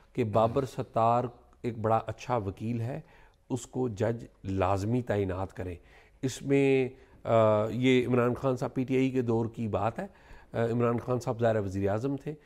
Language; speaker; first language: Urdu; native; Urdu